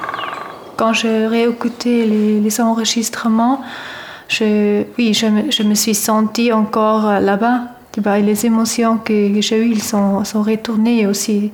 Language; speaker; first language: French; non-native, fluent; German